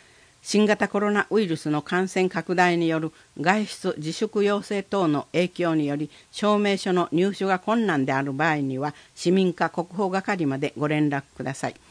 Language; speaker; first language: Japanese; native; Japanese